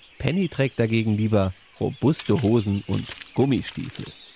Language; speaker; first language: German; native; German